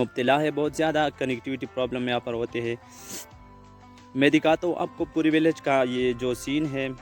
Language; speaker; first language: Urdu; non-native, local second language; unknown